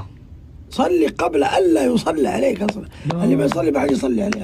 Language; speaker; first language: Arabic; native; Arabic